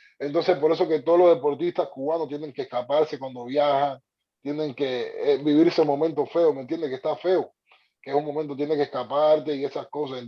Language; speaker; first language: Spanish; native; Spanish